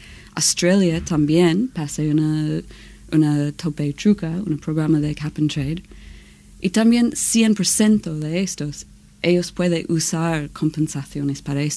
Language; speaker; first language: Spanish; non-native, learner; English